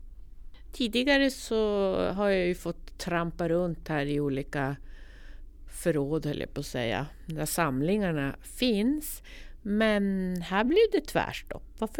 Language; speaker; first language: Swedish; native; Swedish